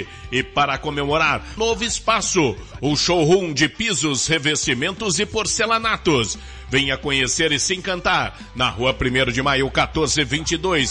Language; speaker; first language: Portuguese; native; Portuguese